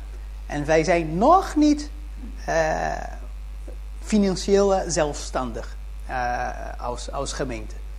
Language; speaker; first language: Dutch; early bilingual, heritage; Dutch